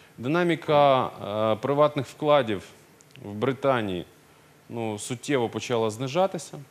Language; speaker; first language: Ukrainian; non-native, local second language; Russian